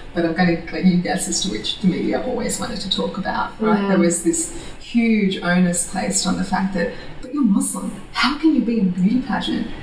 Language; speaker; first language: English; native; English